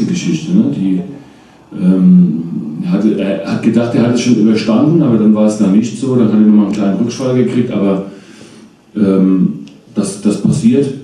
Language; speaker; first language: German; native; German